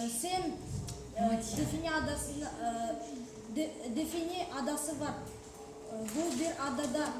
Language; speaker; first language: Turkish; non-native, learner; Kazakh